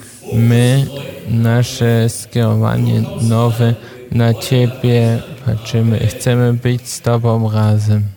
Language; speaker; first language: Polish; non-native, fluent; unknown